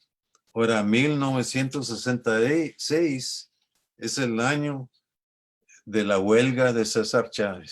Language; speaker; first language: Spanish; early bilingual, other home language; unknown